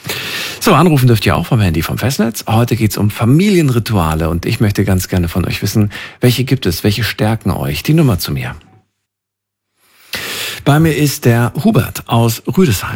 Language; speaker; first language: German; native; German